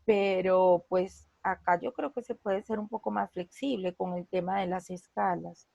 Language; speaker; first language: Spanish; native; Spanish